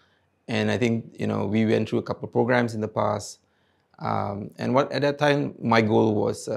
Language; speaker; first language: English; non-native, local second language; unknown